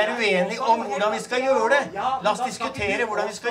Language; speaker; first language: Norwegian; native; Norwegian